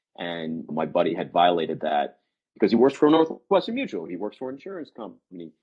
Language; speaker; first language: English; native; English